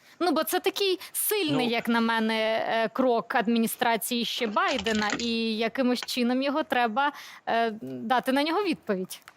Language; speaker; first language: Ukrainian; native; Ukrainian